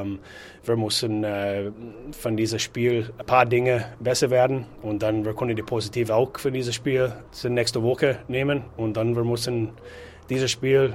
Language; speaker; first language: German; non-native, learner; English